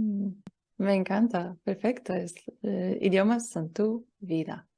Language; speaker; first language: Spanish; non-native, learner; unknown